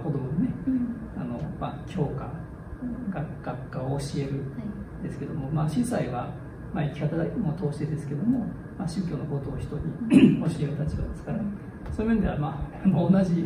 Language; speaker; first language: Japanese; native; Japanese